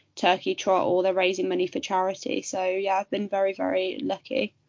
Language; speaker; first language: English; native; English